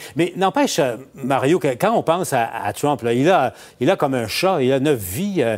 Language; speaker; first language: French; native; French